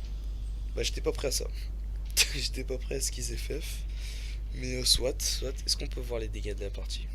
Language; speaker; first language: French; native; French